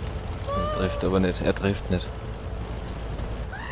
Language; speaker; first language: German; native; German